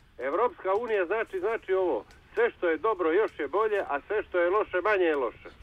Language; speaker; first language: Serbian; native; Serbian